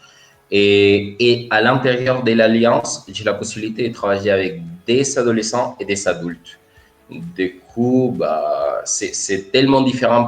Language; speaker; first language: French; non-native, fluent; Spanish